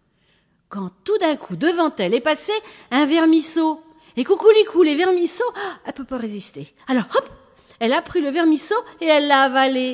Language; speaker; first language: French; native; French